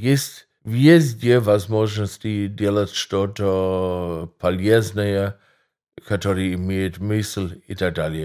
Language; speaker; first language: Russian; non-native, fluent; German